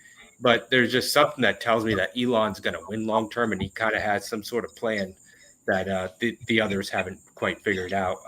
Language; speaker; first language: English; native; English